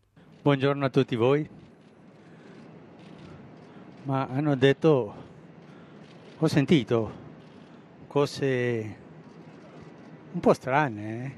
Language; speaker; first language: Italian; non-native, fluent; Spanish